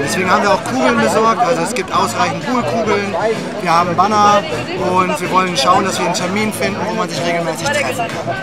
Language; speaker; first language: German; native; German